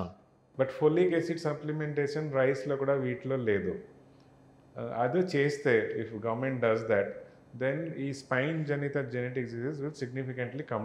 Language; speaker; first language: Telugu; non-native, learner; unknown